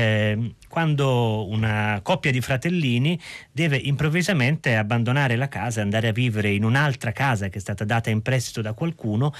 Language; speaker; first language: Italian; native; Italian